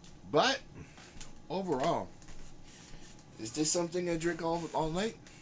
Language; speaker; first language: English; early bilingual, other home language; French